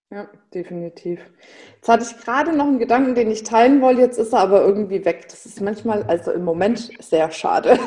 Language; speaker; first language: German; native; German